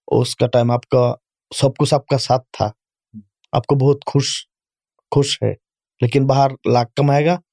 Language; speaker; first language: Urdu; non-native, learner; Bangla